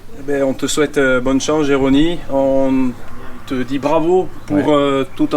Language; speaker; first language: French; native; French